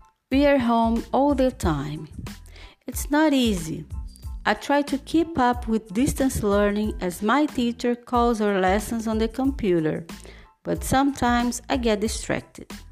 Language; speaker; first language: English; non-native, fluent; Portuguese